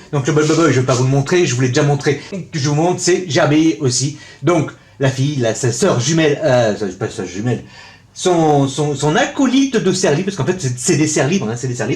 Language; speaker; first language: French; native; French